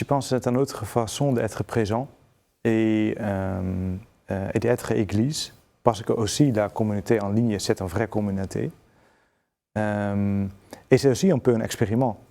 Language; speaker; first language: French; non-native, fluent; Dutch